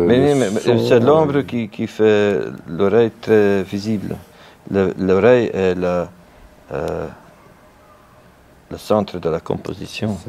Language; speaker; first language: French; non-native, local second language; Dutch